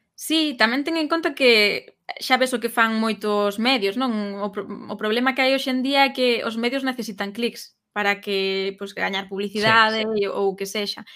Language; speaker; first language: Galician; native; Galician